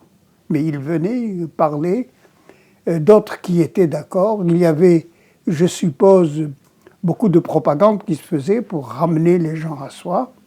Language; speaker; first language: French; non-native, local second language; Arabic